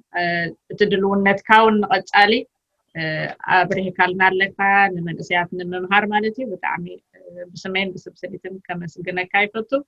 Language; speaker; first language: Tigrinya; native; Tigrinya